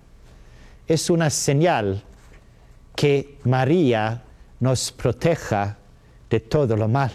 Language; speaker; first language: Spanish; non-native, learner; Swedish